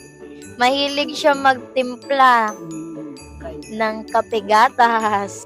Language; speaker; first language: Filipino; native; Filipino